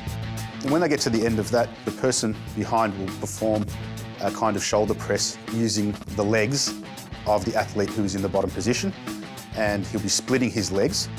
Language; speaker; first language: English; native; English